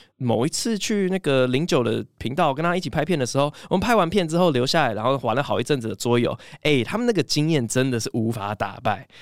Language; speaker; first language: Chinese; early bilingual, other home language; English